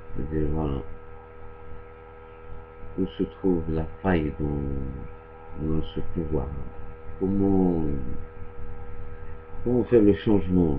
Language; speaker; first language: French; non-native, local second language; Arabic